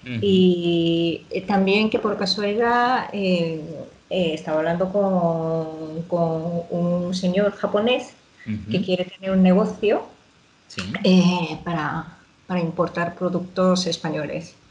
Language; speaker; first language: Spanish; non-native, fluent; Japanese